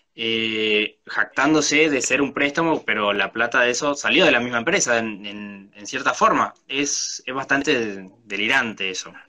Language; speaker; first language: Spanish; native; Spanish